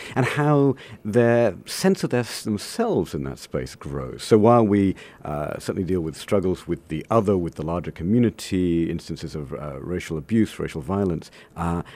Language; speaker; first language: English; native; English